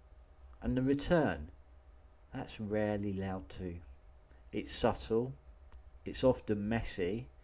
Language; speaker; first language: English; native; English